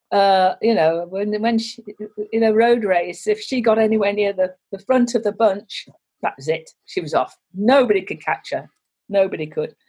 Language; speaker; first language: English; native; English